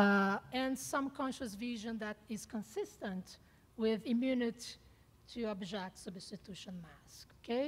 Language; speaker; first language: English; non-native, fluent; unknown